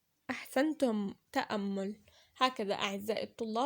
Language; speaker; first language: Arabic; native; Arabic